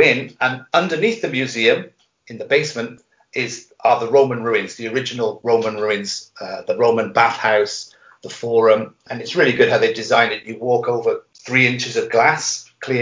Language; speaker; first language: English; native; English